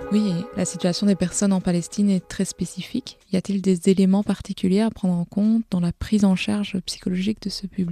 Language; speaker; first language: French; native; French